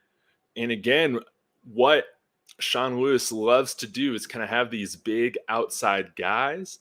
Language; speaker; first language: English; native; English